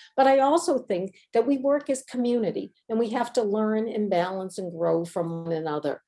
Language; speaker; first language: English; native; English